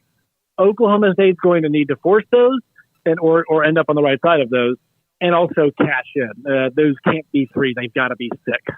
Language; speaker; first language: English; native; English